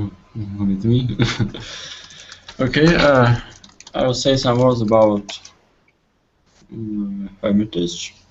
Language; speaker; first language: English; non-native, learner; Russian